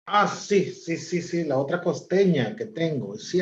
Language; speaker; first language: Spanish; native; Spanish